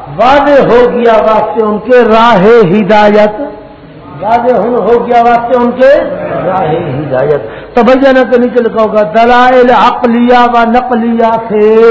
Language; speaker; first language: Urdu; non-native, local second language; Pashto